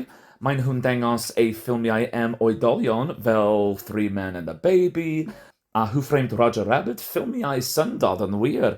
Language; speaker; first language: Welsh; non-native, fluent; English